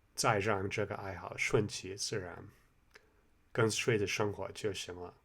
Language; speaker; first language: Chinese; non-native, fluent; English